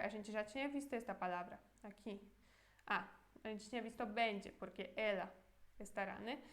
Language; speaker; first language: Portuguese; non-native, fluent; Polish